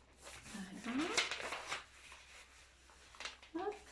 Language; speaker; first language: French; native; French